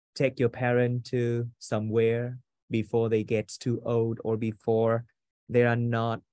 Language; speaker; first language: English; non-native, fluent; Vietnamese